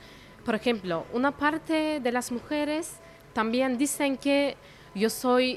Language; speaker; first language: Spanish; non-native, fluent; Turkish